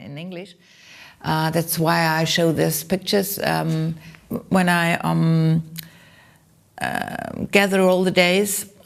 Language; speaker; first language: English; non-native, learner; German